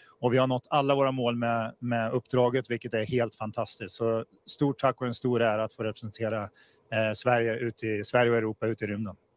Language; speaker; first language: Swedish; native; Swedish